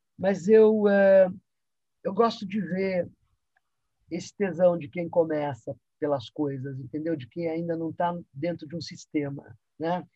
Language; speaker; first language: Portuguese; early bilingual, other home language; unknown